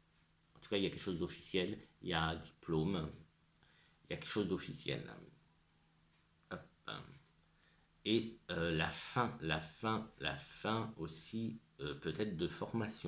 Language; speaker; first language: French; native; French